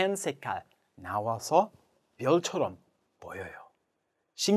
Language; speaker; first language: Korean; non-native, learner; English